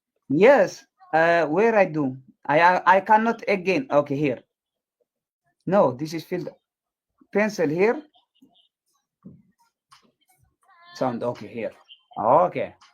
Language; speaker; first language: English; non-native, learner; Tigrinya